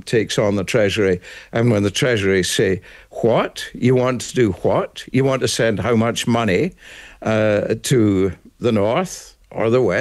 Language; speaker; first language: English; native; English